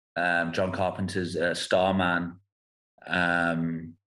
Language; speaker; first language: English; native; English